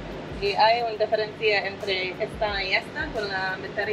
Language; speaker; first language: Spanish; non-native, learner; English